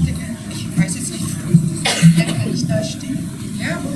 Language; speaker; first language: German; non-native, fluent; Persian